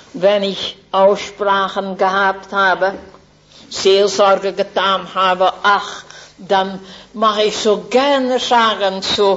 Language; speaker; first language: German; non-native, fluent; Dutch